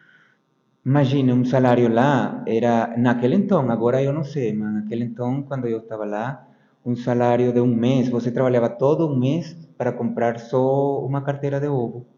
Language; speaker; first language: Portuguese; non-native, fluent; Spanish